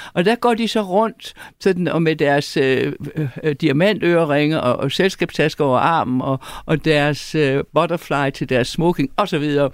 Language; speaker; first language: Danish; native; Danish